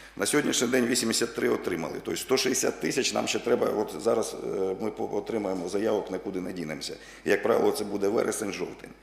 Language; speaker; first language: Ukrainian; native; Ukrainian